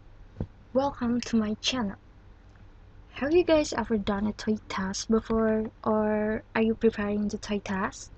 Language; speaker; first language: English; non-native, learner; Indonesian